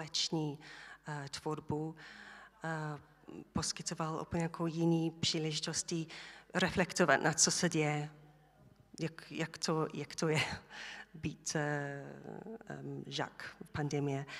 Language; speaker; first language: Czech; non-native, learner; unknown